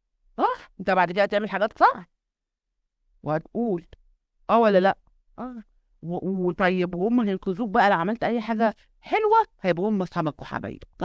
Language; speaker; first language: Arabic; native; Arabic